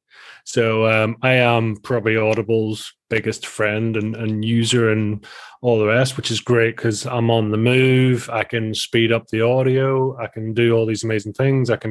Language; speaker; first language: English; native; English